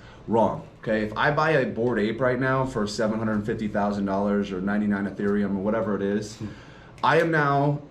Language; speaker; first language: English; native; English